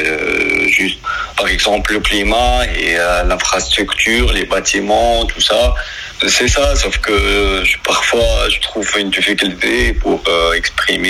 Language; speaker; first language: French; non-native, learner; Arabic